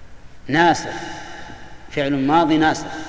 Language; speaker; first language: Arabic; native; Arabic